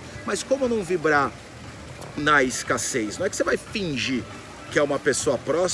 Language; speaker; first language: Portuguese; native; Portuguese